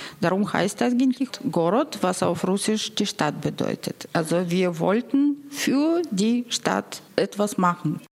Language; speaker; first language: German; non-native, fluent; Russian